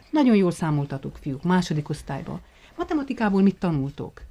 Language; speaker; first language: Hungarian; native; Hungarian